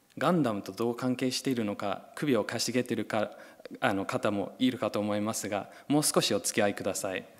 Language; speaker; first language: Japanese; non-native, fluent; English